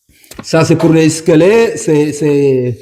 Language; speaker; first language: French; non-native, local second language; Wolof